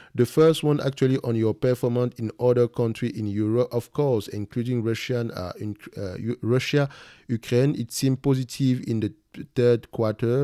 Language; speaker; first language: English; non-native, learner; French